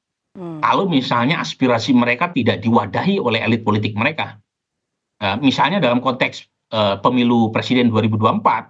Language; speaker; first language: Indonesian; native; Indonesian